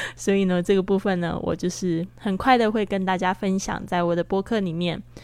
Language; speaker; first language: Chinese; native; Chinese